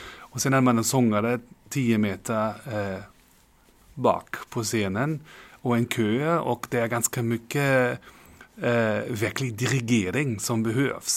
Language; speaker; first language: Swedish; non-native, fluent; German